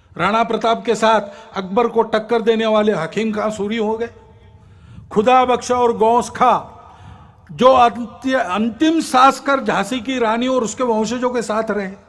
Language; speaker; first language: Hindi; non-native, local second language; Marathi